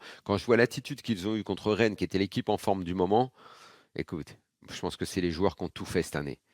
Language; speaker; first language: French; native; French